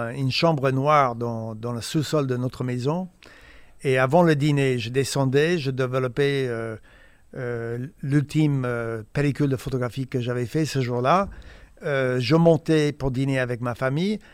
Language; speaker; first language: French; non-native, fluent; English